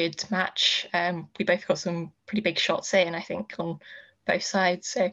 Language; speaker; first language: English; native; English